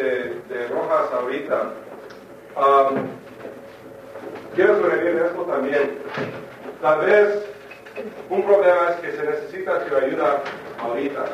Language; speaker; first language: Spanish; non-native, fluent; English